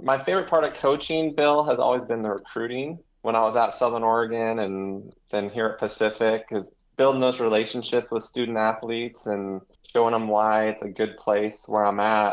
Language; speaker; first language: English; native; English